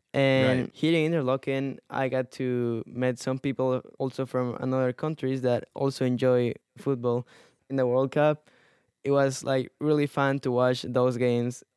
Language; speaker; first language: English; non-native, fluent; Spanish